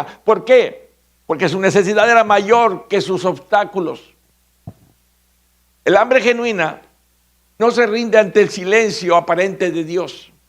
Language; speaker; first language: Spanish; native; Spanish